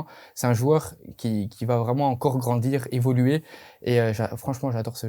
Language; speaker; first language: French; native; French